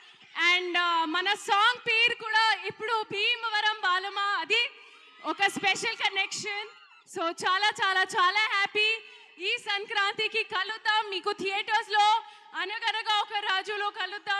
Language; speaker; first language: Telugu; non-native, learner; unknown